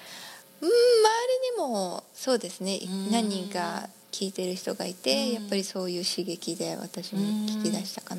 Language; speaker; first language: Japanese; native; Japanese